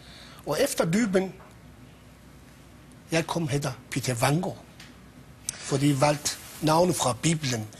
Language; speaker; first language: Danish; non-native, local second language; Persian